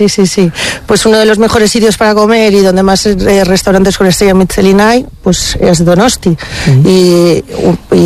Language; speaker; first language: Spanish; native; Spanish